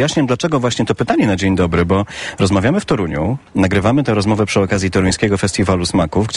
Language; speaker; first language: Polish; native; Polish